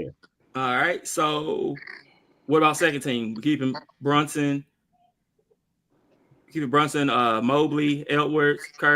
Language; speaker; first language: English; native; English